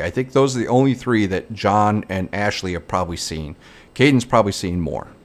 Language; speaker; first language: English; native; English